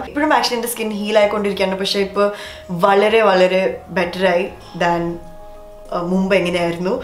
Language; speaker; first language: Malayalam; early bilingual, heritage; Malayalam